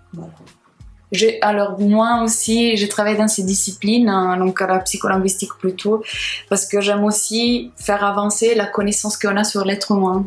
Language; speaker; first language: French; non-native, fluent; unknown